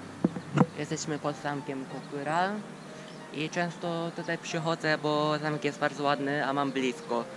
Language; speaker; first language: Polish; non-native, fluent; Japanese